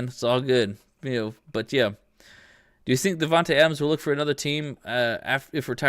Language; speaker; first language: English; native; English